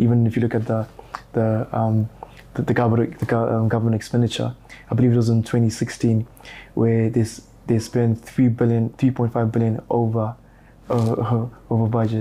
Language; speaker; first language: English; non-native, local second language; Shona